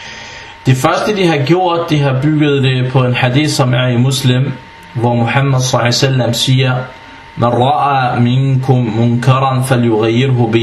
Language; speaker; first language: Danish; early bilingual, other home language; Arabic